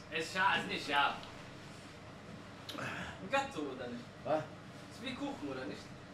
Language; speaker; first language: German; early bilingual, other home language; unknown